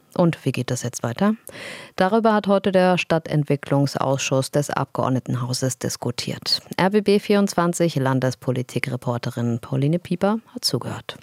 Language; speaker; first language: German; native; German